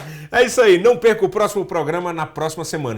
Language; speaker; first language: Portuguese; native; Portuguese